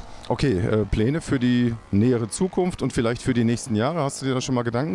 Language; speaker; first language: German; native; German